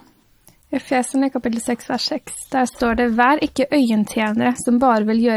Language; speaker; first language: Norwegian; native; Norwegian